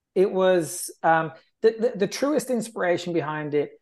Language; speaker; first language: English; native; English